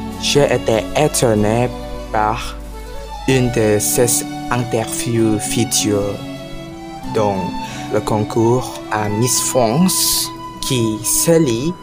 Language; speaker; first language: French; non-native, learner; Indonesian